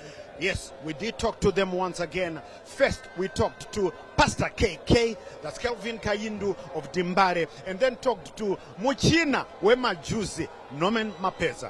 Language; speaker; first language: English; non-native, local second language; Shona